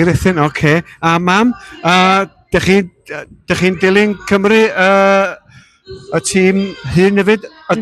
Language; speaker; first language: Welsh; native; Welsh